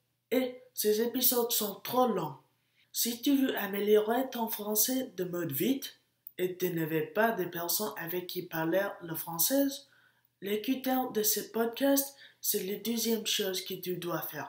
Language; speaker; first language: French; non-native, learner; English